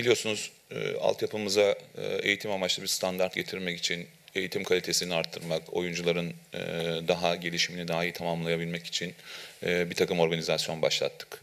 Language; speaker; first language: Turkish; native; Turkish